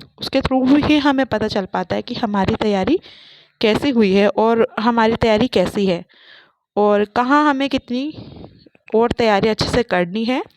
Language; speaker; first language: Hindi; native; Hindi